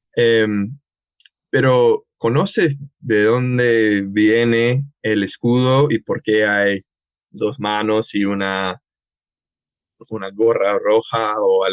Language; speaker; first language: Spanish; non-native, fluent; English